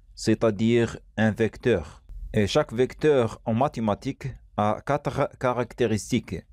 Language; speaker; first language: French; non-native, local second language; Arabic